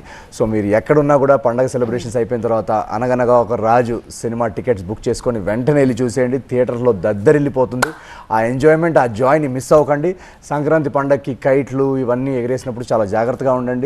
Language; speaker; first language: Telugu; native; Telugu